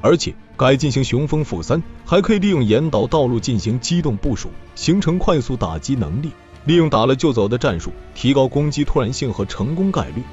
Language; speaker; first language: Chinese; native; Chinese